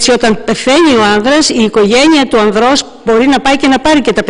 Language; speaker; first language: Greek; native; Greek